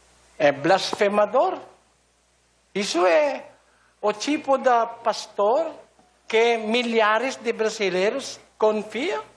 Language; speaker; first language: Portuguese; non-native, learner; Filipino